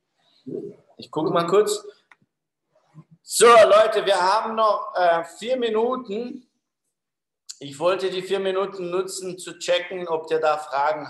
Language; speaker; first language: German; non-native, fluent; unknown